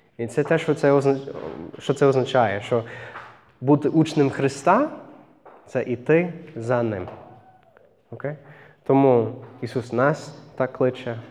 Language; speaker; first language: Ukrainian; non-native, fluent; English